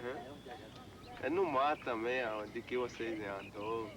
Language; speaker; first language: Portuguese; non-native, local second language; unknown